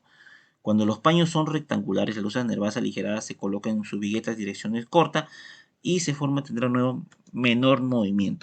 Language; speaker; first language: Spanish; native; Spanish